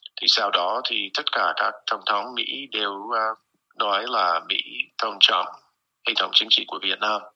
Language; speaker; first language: Vietnamese; non-native, fluent; English